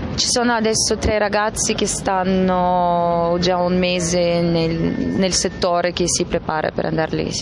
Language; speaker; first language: Italian; non-native, fluent; Russian